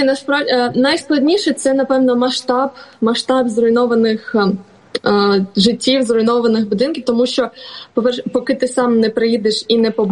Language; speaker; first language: Ukrainian; native; Ukrainian